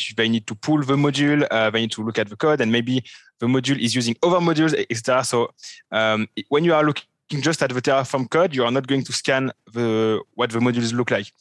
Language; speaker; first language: English; non-native, fluent; French